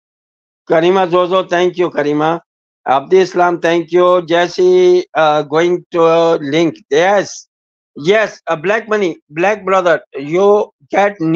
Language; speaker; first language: English; non-native, learner; Urdu